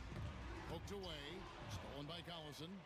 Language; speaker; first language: English; native; English